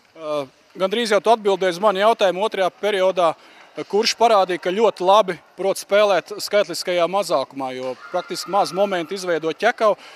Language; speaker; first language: Latvian; native; Latvian